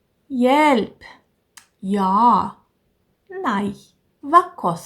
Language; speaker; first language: Norwegian; non-native, learner; Portuguese